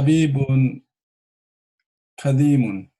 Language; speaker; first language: Arabic; non-native, learner; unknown